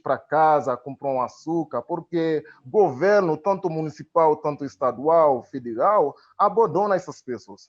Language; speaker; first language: Portuguese; non-native, fluent; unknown